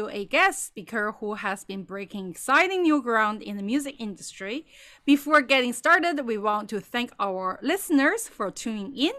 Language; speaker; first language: English; non-native, fluent; Chinese